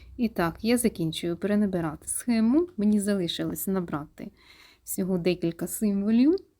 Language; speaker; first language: Ukrainian; non-native, local second language; Russian